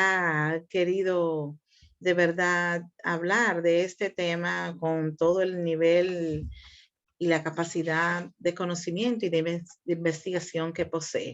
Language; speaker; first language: Spanish; native; Spanish